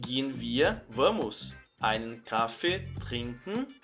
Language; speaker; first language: German; non-native, fluent; Portuguese